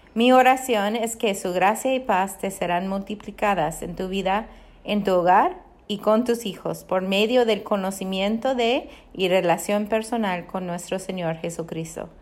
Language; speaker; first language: Spanish; non-native, fluent; English